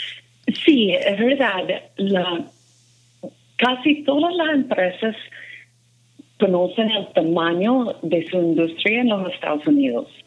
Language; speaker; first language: Spanish; non-native, fluent; English